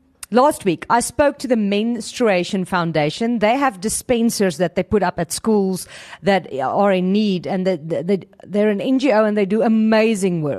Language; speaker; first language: English; non-native, local second language; Afrikaans